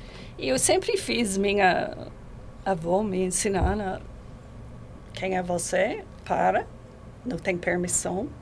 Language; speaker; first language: Portuguese; non-native, fluent; English